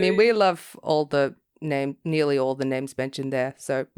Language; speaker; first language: English; native; English